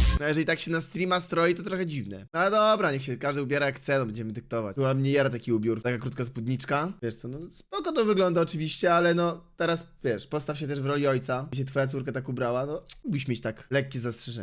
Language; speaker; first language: Polish; native; Polish